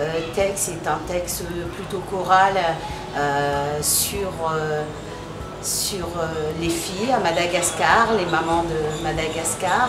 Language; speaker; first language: French; native; French